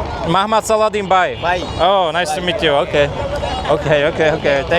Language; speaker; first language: English; non-native, learner; Slovak